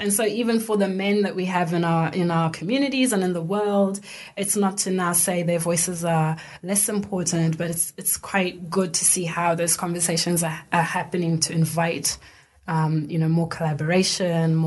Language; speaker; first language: English; non-native, local second language; Shona